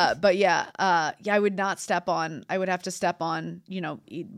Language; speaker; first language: English; native; English